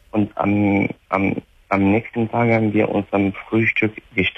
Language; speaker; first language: German; non-native, fluent; Arabic